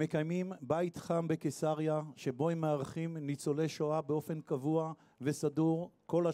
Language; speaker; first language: Hebrew; native; Hebrew